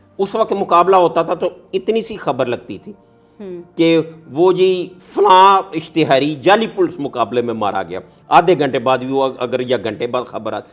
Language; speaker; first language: Urdu; non-native, local second language; Punjabi